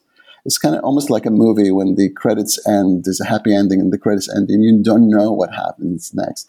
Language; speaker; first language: English; non-native, fluent; Arabic